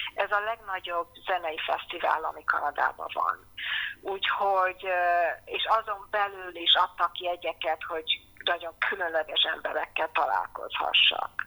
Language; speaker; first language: Hungarian; early bilingual, heritage; Hungarian